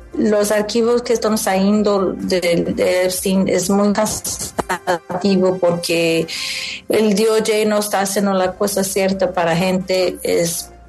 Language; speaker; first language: Spanish; non-native, learner; Portuguese